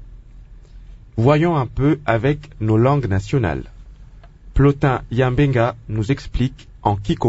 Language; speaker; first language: French; non-native, local second language; Lingala